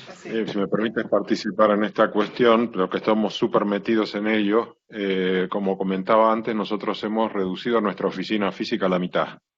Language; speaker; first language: Spanish; native; Spanish